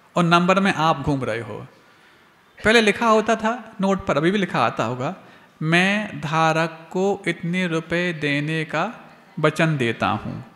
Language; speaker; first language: Hindi; native; Hindi